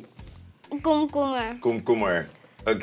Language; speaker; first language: Dutch; native; Dutch